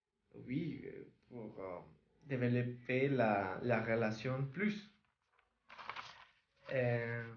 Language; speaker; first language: French; non-native, learner; Spanish